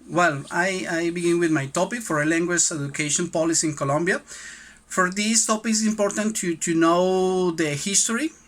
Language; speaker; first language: English; non-native, learner; Spanish